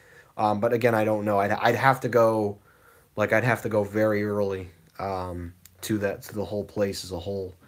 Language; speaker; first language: English; native; English